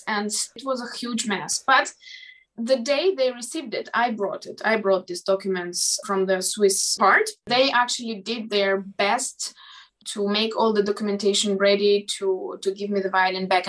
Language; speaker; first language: English; non-native, fluent; Romanian